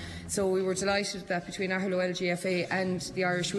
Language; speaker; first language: English; native; English